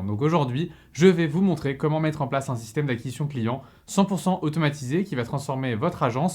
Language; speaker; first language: French; native; French